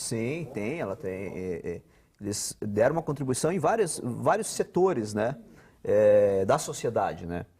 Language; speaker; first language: Portuguese; non-native, local second language; Ukrainian